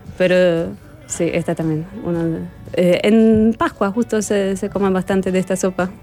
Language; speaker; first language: Spanish; non-native, fluent; Polish